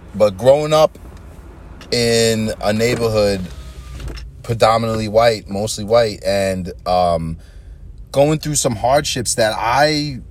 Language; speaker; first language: English; native; English